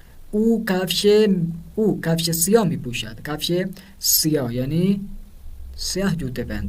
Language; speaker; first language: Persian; non-native, fluent; Urdu